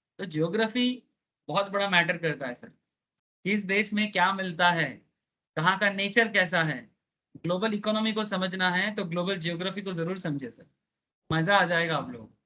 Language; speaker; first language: Hindi; non-native, local second language; Bangla